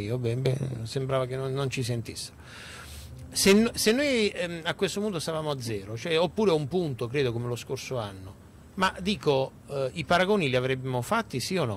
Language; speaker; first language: Italian; native; Italian